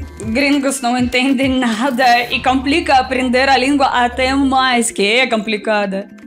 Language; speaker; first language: Portuguese; non-native, fluent; Russian